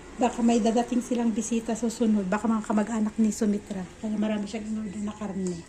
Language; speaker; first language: Filipino; native; Filipino